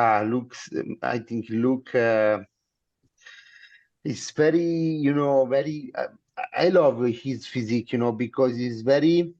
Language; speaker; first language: English; non-native, learner; Italian